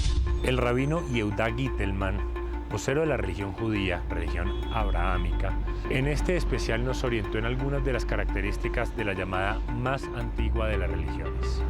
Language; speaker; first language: Spanish; native; Spanish